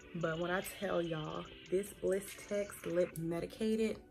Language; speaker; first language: English; native; English